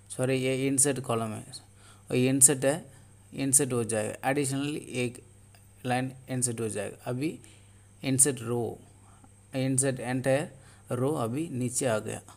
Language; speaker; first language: Hindi; non-native, local second language; Tamil